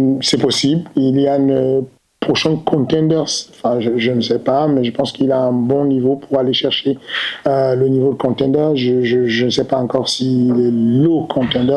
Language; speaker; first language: French; native; French